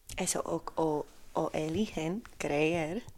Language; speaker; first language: Spanish; non-native, learner; Polish